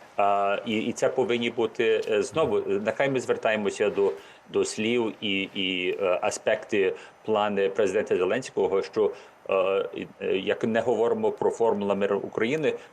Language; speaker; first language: Ukrainian; early bilingual, heritage; Ukrainian